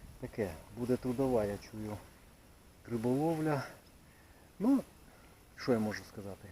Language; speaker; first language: Ukrainian; native; Ukrainian